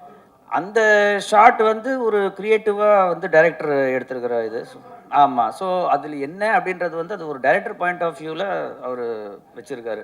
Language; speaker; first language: Tamil; native; Tamil